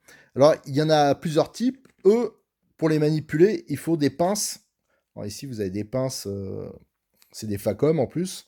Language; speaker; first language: French; native; French